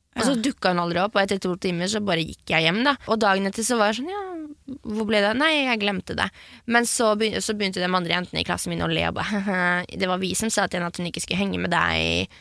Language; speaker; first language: Norwegian; early bilingual, other home language; French